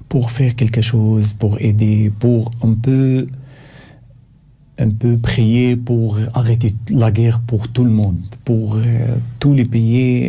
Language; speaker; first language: French; non-native, learner; Arabic